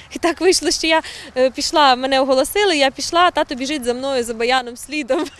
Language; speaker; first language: Ukrainian; native; Ukrainian